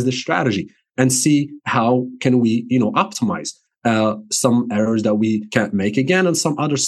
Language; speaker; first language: English; non-native, fluent; Arabic